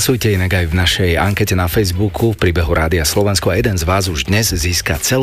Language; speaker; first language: Slovak; native; Slovak